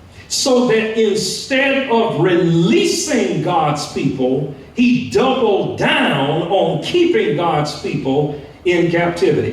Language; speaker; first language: English; native; English